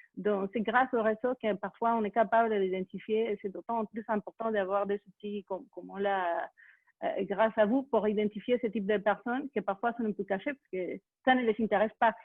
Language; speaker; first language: French; non-native, fluent; Spanish